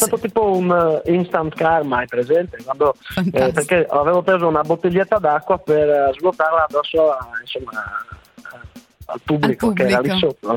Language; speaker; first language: Italian; native; Italian